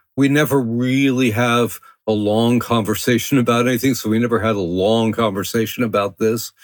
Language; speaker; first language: English; early bilingual, other home language; French